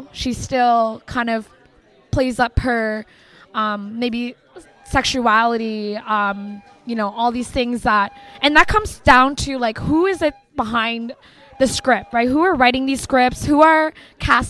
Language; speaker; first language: English; native; English